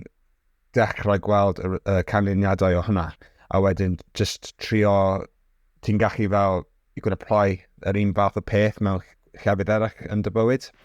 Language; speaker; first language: Welsh; non-native, local second language; English